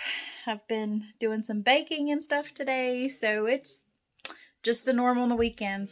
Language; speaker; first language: English; native; English